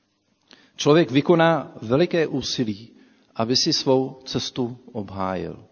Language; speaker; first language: Czech; native; Czech